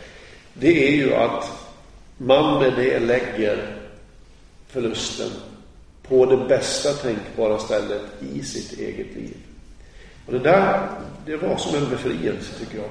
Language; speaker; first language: Swedish; native; Swedish